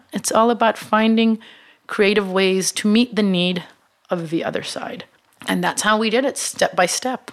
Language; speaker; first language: English; non-native, fluent; Hebrew